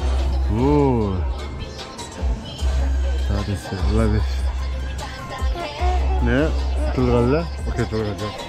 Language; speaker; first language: Korean; early bilingual, heritage; English